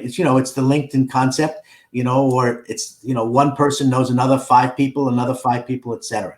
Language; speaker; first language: English; native; English